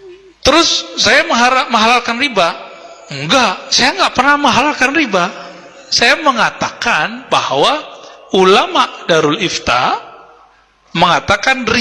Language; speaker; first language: Indonesian; native; Indonesian